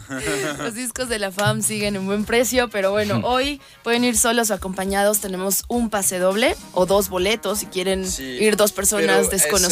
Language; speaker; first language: Spanish; native; Spanish